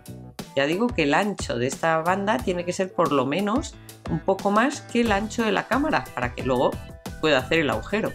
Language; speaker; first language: Spanish; native; Spanish